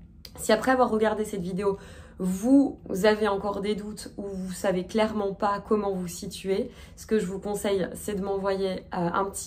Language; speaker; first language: French; native; French